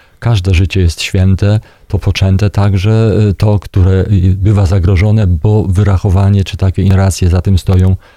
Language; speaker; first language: Polish; native; Polish